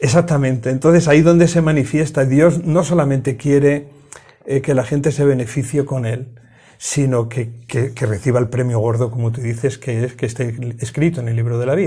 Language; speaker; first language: Spanish; native; Spanish